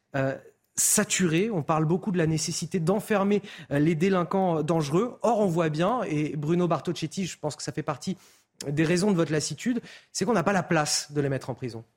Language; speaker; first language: French; native; French